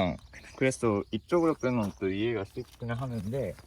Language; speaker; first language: Korean; non-native, learner; Japanese